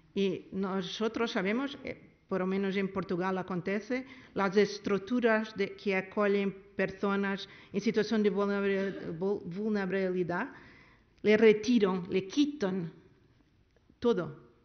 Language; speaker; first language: Spanish; non-native, learner; Portuguese